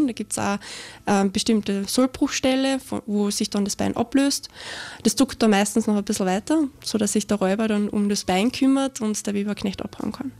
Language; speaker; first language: German; native; German